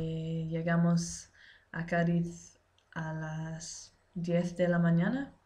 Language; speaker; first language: Spanish; non-native, learner; English